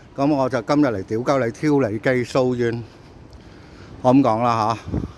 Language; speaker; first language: Cantonese; native; Cantonese